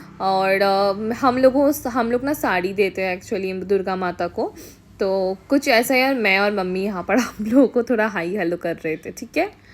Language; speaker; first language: Hindi; non-native, local second language; Bangla